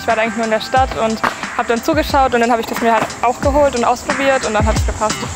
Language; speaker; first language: German; native; German